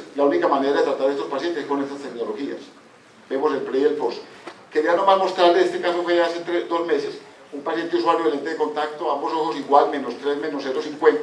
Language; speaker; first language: Spanish; native; Spanish